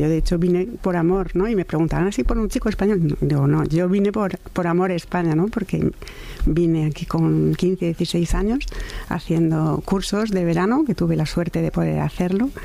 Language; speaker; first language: Spanish; non-native, fluent; French